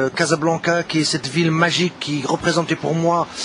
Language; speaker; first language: French; non-native, local second language; Arabic